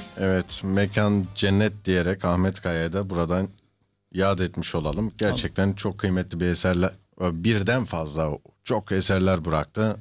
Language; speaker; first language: Turkish; early bilingual, heritage; Turkish